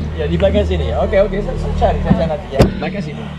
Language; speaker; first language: Indonesian; non-native, learner; English